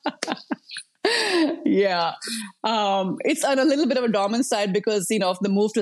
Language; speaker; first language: English; non-native, local second language; Hindi